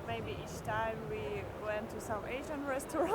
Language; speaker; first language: English; non-native, fluent; Russian